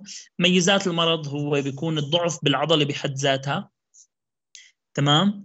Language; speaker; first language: Arabic; native; Arabic